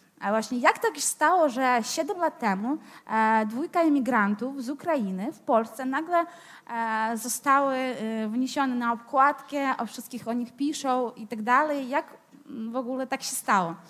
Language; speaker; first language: Polish; non-native, fluent; Ukrainian